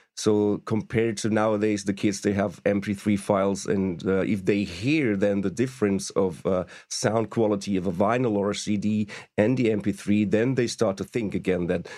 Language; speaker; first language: English; non-native, fluent; German